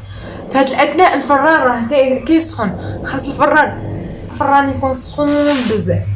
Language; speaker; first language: Arabic; native; Arabic